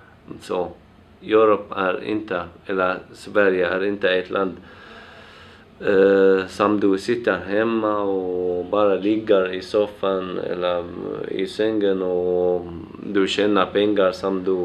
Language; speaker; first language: Swedish; non-native, learner; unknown